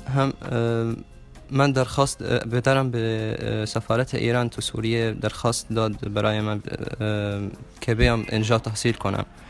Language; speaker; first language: Persian; non-native, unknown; Arabic